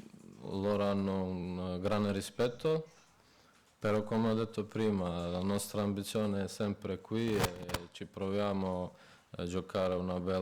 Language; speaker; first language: Italian; non-native, fluent; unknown